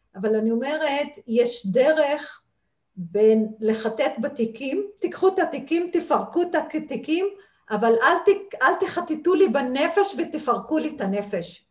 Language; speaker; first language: Hebrew; non-native, local second language; Arabic